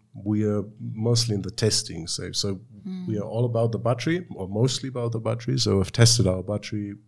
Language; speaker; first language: English; non-native, fluent; German